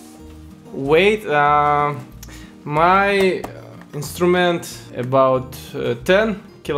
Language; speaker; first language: English; non-native, learner; Russian